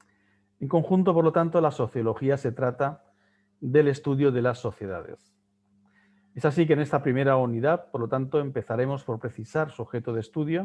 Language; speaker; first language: Spanish; native; Spanish